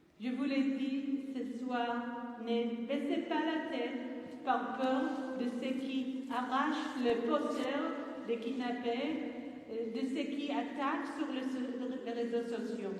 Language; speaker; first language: French; non-native, fluent; Hebrew